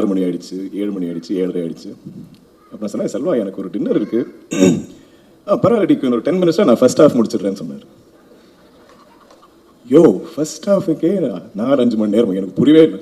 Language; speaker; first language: Tamil; non-native, local second language; Malayalam